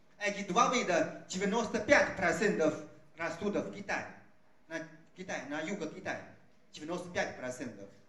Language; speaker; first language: Russian; non-native, fluent; Chinese